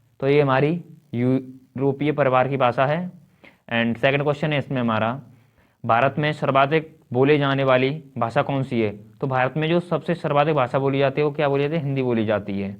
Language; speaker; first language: Hindi; native; Hindi